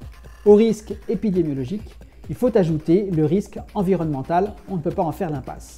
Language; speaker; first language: French; native; French